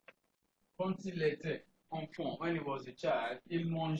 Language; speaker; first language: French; non-native, fluent; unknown